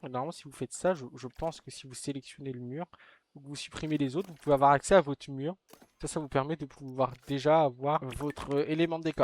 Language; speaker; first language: French; native; French